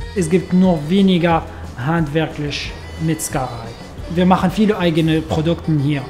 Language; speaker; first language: German; non-native, learner; Arabic